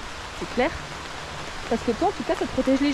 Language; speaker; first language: French; native; French